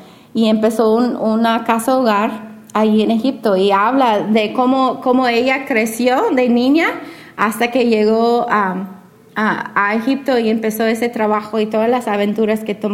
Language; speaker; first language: Spanish; non-native, fluent; English